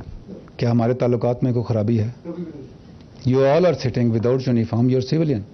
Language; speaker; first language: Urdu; native; Urdu